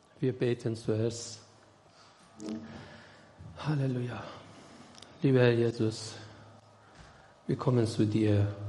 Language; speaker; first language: German; non-native, learner; Persian